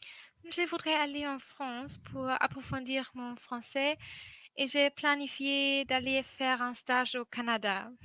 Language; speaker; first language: French; non-native, fluent; German